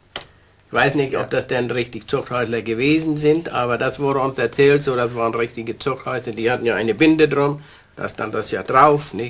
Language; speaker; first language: German; native; German